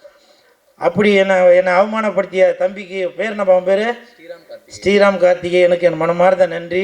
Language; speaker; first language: Tamil; native; Tamil